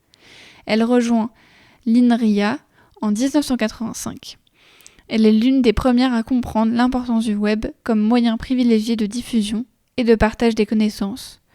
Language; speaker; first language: French; native; French